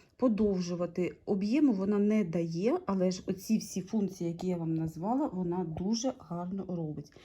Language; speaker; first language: Ukrainian; non-native, local second language; Russian